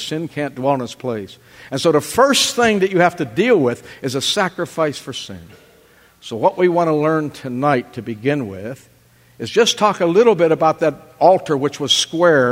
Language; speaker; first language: English; native; English